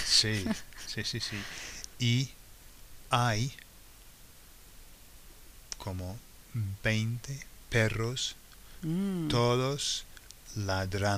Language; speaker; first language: Spanish; non-native, fluent; English